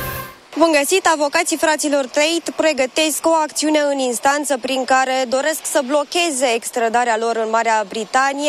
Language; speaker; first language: Romanian; native; Romanian